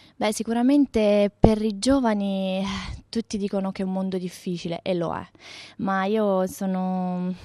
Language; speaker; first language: Italian; native; Italian